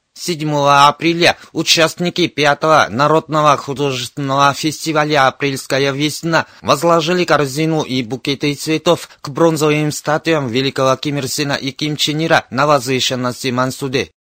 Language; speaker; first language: Russian; non-native, fluent; Korean